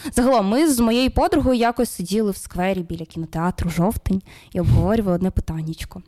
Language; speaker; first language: Ukrainian; non-native, local second language; Russian